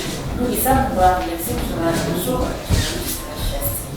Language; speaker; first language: Russian; native; Russian